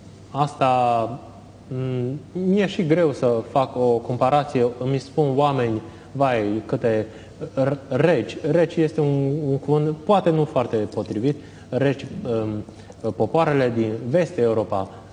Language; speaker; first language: Romanian; non-native, fluent; Chinese